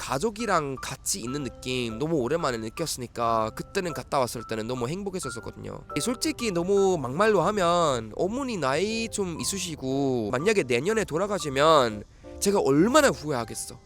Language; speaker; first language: Korean; non-native, fluent; Swedish